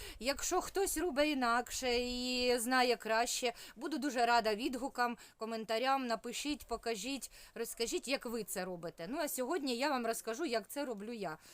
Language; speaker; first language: Ukrainian; non-native, local second language; Russian